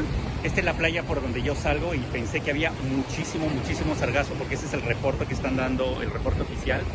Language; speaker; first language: Spanish; native; Spanish